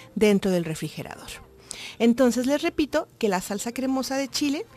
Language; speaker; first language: Spanish; native; Spanish